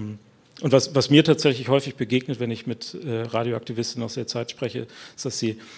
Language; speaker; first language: German; native; German